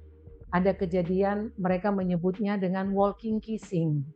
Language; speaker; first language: Indonesian; native; Indonesian